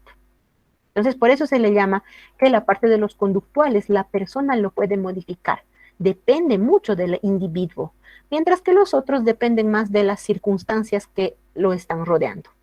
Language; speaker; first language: Spanish; native; Spanish